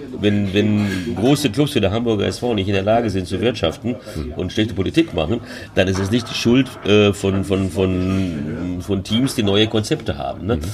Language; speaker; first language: German; early bilingual, other home language; Hungarian